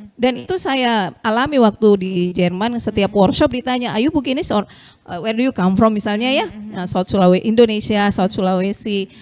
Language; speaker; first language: Indonesian; native; Indonesian